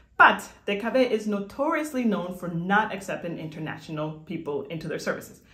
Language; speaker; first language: English; non-native, fluent; Spanish